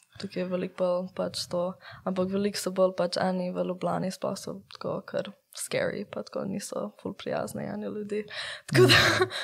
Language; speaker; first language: Slovenian; early bilingual, heritage; English